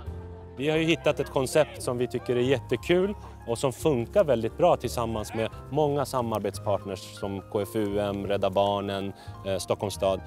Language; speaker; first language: Swedish; native; Swedish